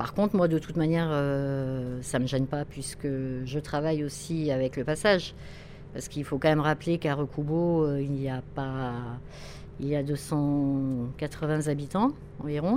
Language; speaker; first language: French; native; French